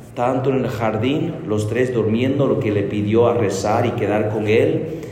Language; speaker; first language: Spanish; non-native, fluent; English